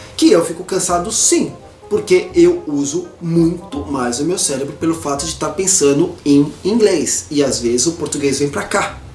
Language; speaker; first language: Portuguese; native; Portuguese